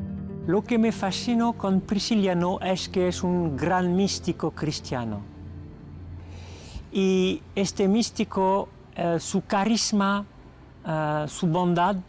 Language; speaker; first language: Spanish; non-native, fluent; French